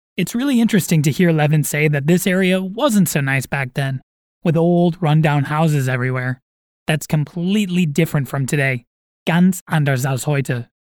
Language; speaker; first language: English; native; English